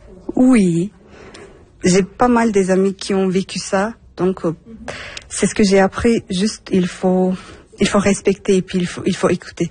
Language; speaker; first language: French; non-native, fluent; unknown